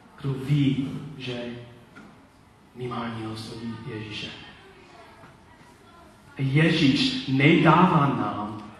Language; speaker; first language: Czech; non-native, learner; Polish